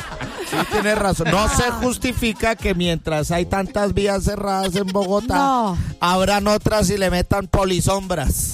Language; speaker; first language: Spanish; native; Spanish